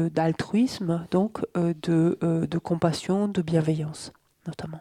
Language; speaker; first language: French; native; French